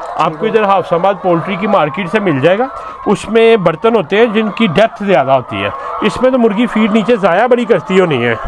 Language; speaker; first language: Urdu; non-native, local second language; Punjabi